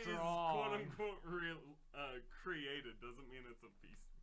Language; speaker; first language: English; native; English